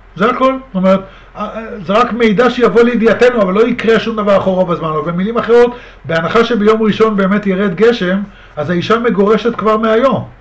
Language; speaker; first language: Hebrew; native; Hebrew